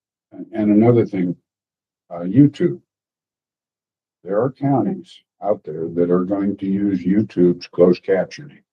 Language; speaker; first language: English; native; English